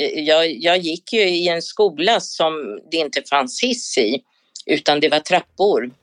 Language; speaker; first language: Swedish; native; Swedish